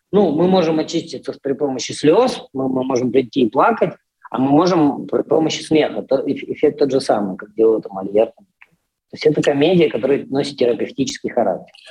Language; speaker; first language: Russian; native; Russian